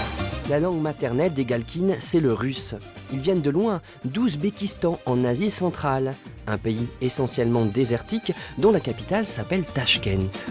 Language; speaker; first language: French; native; French